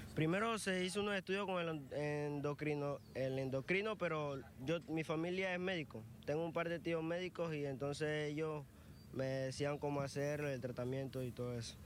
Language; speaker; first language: Spanish; native; Spanish